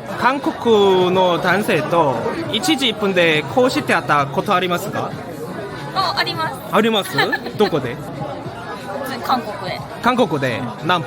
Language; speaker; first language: Japanese; non-native, learner; Korean